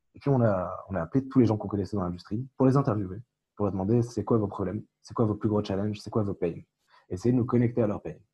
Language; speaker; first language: French; non-native, local second language; Arabic